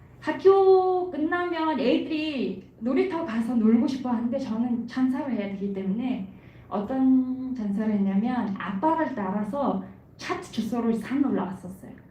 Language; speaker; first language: Korean; non-native, fluent; Mongolian